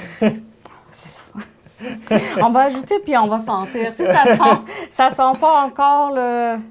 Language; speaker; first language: French; non-native, fluent; Persian